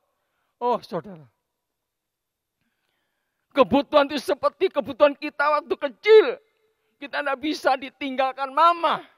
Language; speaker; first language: Indonesian; native; Indonesian